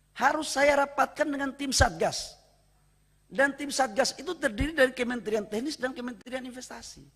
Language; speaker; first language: Indonesian; native; Indonesian